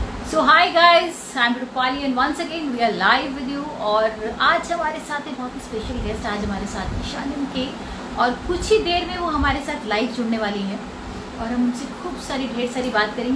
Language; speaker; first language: Hindi; native; Hindi